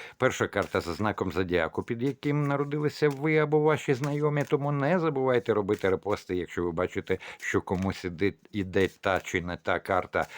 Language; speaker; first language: Ukrainian; non-native, local second language; Russian